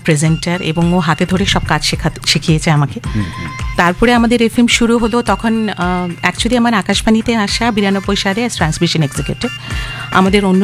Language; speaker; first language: Bangla; non-native, local second language; Hindi